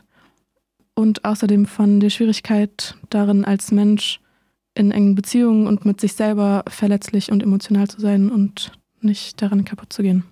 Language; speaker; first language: German; native; German